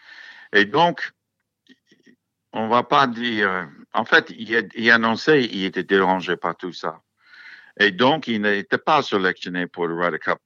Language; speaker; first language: French; non-native, fluent; English